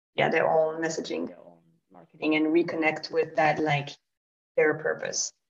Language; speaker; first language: English; non-native, fluent; French